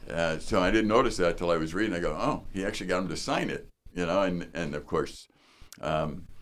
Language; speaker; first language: English; native; English